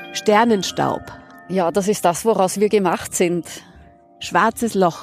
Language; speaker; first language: German; native; German